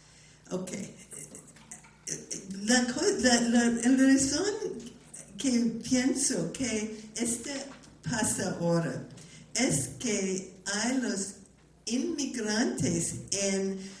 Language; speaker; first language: Spanish; non-native, learner; English